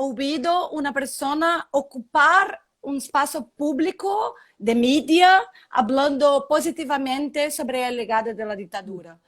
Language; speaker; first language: Spanish; non-native, learner; Portuguese